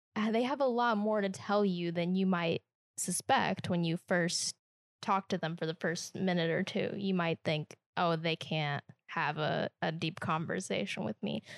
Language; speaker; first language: English; native; English